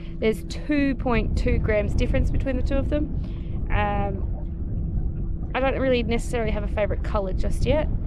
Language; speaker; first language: English; native; English